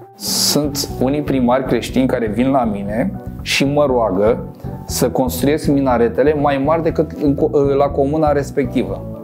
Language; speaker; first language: Romanian; non-native, local second language; Crimean Tatar